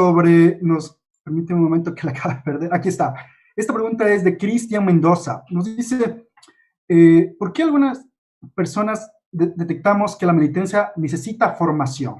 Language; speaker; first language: Spanish; native; Spanish